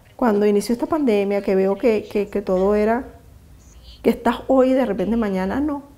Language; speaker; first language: Spanish; native; Spanish